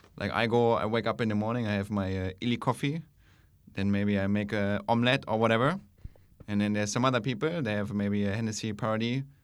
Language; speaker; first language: English; non-native, fluent; German